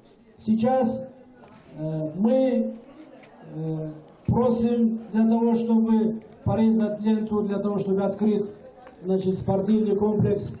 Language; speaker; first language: Russian; non-native, local second language; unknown